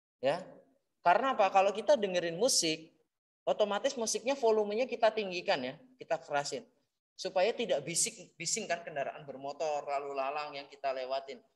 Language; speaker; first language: Indonesian; native; Indonesian